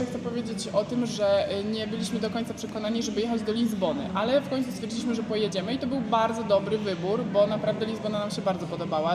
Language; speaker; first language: Polish; native; Polish